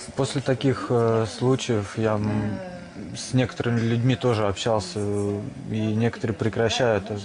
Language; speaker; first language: Russian; native; Russian